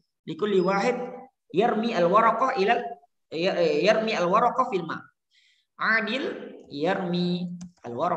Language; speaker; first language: Arabic; non-native, learner; Indonesian